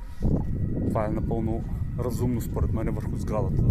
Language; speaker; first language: Bulgarian; native; Bulgarian